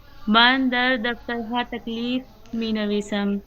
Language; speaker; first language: Persian; non-native, learner; Urdu